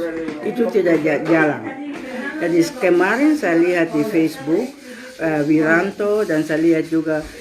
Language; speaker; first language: Indonesian; non-native, local second language; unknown